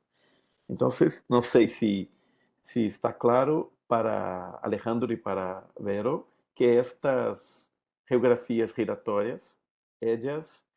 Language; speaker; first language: Spanish; non-native, learner; Portuguese